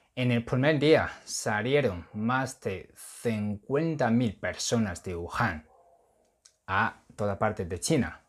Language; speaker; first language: Spanish; non-native, fluent; Chinese